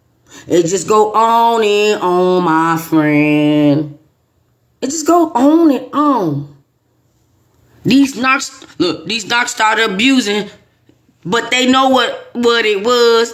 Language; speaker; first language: English; native; English